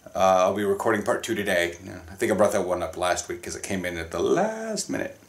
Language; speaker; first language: English; native; English